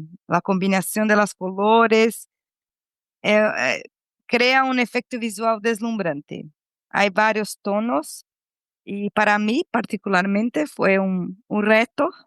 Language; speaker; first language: Spanish; non-native, fluent; Portuguese